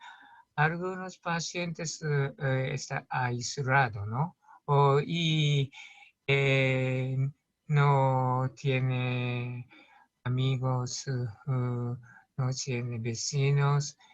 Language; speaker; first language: Spanish; non-native, learner; Japanese